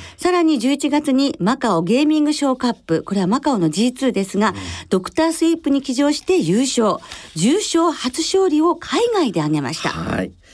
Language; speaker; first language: Japanese; native; Japanese